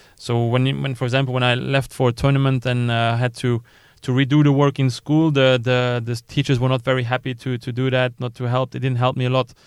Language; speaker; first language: English; non-native, fluent; Luxembourgish